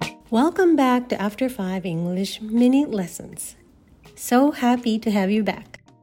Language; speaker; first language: English; non-native, fluent; Japanese